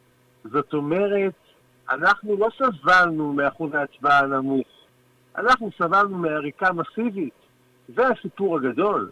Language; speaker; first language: Hebrew; native; Hebrew